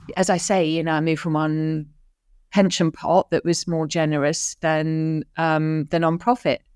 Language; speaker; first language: English; native; English